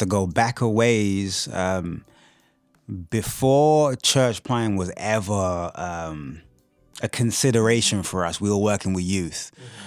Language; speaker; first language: English; native; English